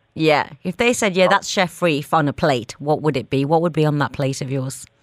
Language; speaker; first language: English; native; English